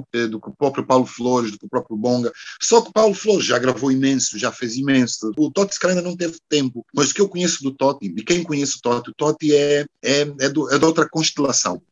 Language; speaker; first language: Portuguese; native; Portuguese